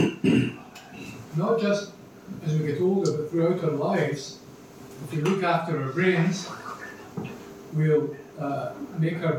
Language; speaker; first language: English; native; English